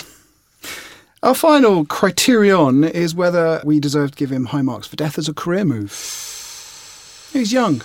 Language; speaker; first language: English; native; English